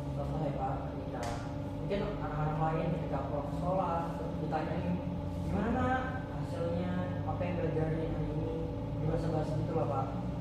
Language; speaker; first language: Indonesian; native; Indonesian